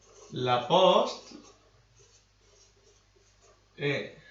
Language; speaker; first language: French; non-native, learner; Spanish